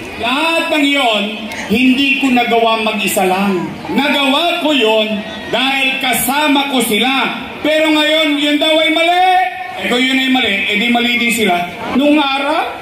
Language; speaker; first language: Filipino; native; Filipino